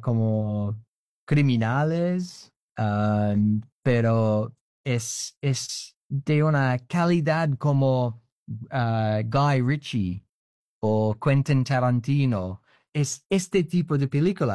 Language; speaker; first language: Spanish; non-native, fluent; English